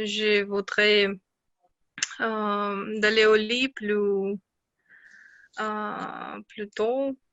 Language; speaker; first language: French; non-native, learner; Russian